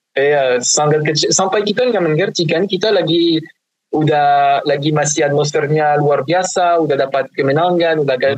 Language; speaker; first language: Indonesian; non-native, fluent; French